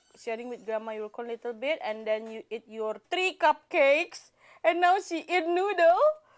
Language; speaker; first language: English; non-native, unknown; Indonesian